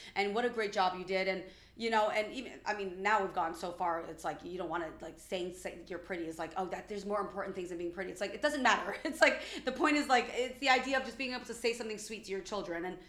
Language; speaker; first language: English; early bilingual, other home language; Albanian